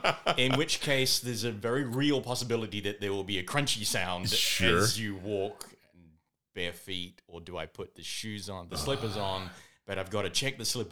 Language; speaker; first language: English; native; English